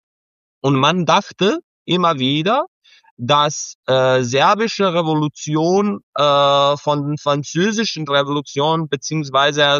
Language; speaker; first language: German; non-native, fluent; Serbian